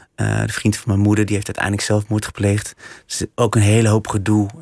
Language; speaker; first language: Dutch; native; Dutch